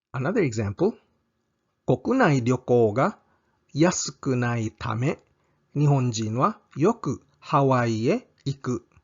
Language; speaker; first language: Japanese; non-native, fluent; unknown